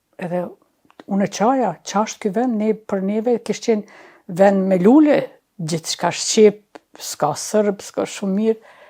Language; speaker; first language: Albanian; native; Albanian